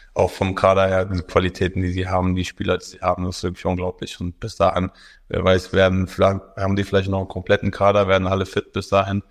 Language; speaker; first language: German; native; German